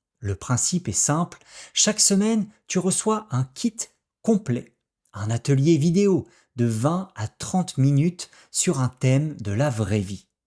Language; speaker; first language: French; native; French